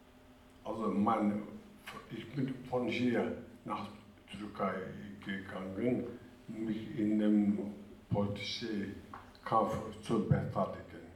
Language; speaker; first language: German; early bilingual, other home language; Turkish